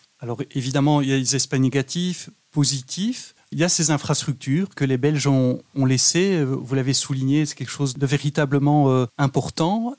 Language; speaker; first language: French; native; French